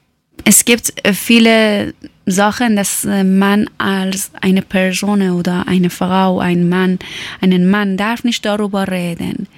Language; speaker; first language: German; non-native, learner; Persian